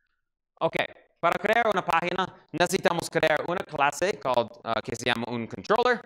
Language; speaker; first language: Spanish; non-native, learner; English